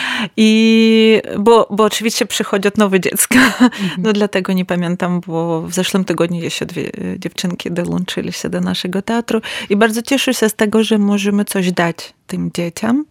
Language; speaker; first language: Polish; non-native, learner; Ukrainian